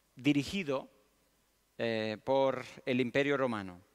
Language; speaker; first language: Spanish; early bilingual, other home language; Romanian